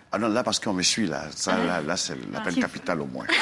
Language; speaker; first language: French; non-native, local second language; Dyula